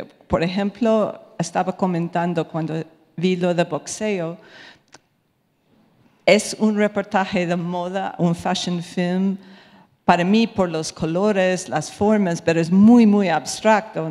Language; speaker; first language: Spanish; non-native, fluent; English